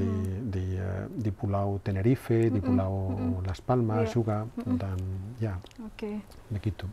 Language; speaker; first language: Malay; non-native, learner; Spanish